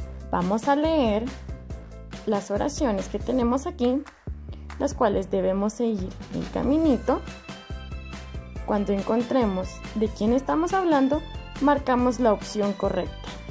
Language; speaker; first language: Spanish; native; Spanish